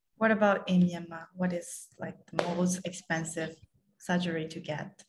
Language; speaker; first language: English; non-native, fluent; Khmer